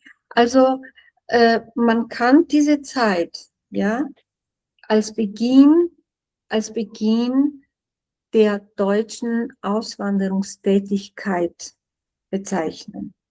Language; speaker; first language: German; non-native, fluent; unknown